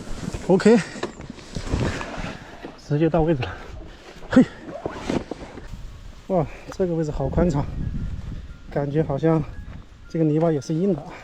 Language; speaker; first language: Chinese; native; Chinese